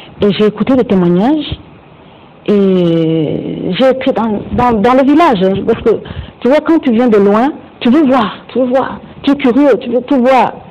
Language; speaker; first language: French; non-native, local second language; Kinyarwanda